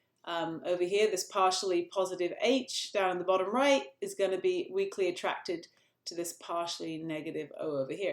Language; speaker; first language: English; native; English